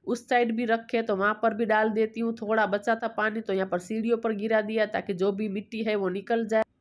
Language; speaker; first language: Hindi; non-native, local second language; Gujarati